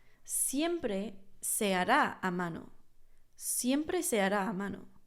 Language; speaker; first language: Spanish; non-native, fluent; English